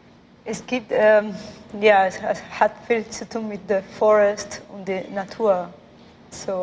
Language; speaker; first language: German; non-native, learner; Spanish